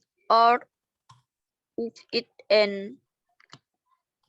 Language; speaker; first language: English; non-native, learner; Indonesian